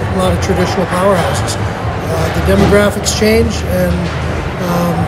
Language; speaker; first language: English; native; English